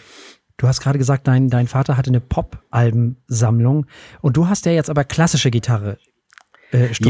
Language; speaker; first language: German; native; German